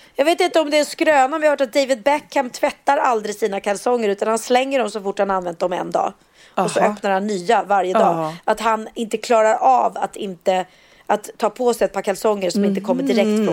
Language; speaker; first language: Swedish; native; Swedish